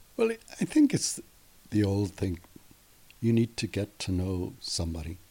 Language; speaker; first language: English; native; English